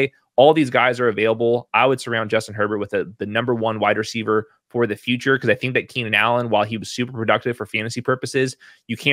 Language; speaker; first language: English; native; English